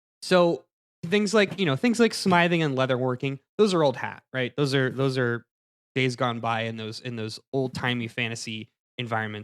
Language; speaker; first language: English; native; English